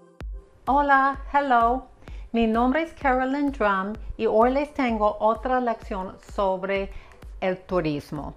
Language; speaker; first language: Spanish; non-native, fluent; English